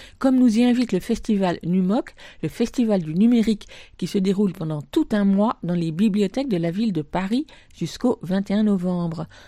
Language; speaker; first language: French; native; French